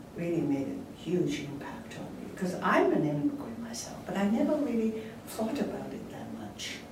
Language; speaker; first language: English; non-native, local second language; Cantonese